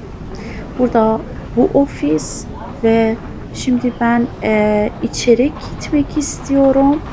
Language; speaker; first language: Turkish; non-native, fluent; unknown